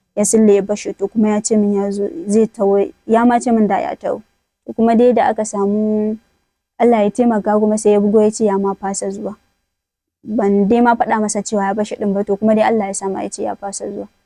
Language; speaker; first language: Hausa; native; Hausa